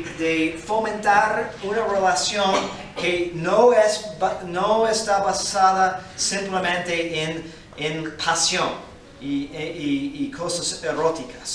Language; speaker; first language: Spanish; non-native, fluent; English